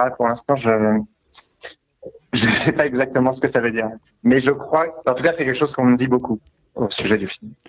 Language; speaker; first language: French; native; French